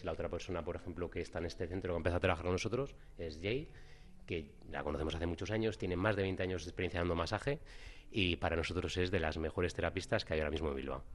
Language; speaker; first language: Spanish; native; Spanish